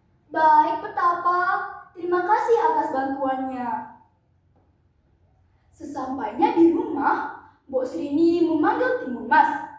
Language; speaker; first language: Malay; non-native, local second language; Balinese